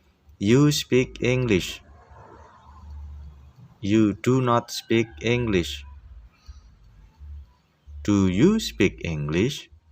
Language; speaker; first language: English; non-native, fluent; Indonesian